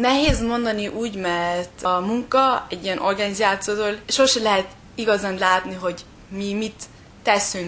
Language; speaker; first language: Hungarian; early bilingual, heritage; German